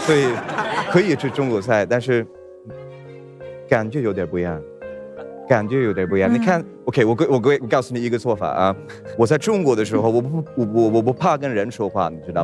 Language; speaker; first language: Chinese; non-native, fluent; Swedish